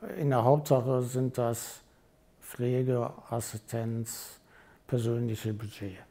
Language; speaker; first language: German; native; German